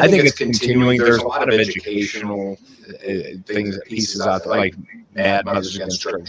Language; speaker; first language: English; native; English